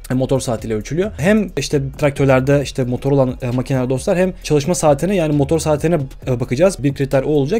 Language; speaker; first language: Turkish; early bilingual, heritage; Turkish